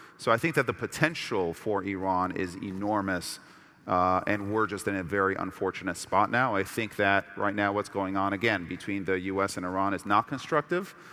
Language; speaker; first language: English; early bilingual, other home language; Persian